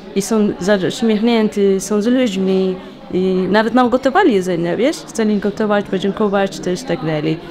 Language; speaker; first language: Polish; non-native, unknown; Tigrinya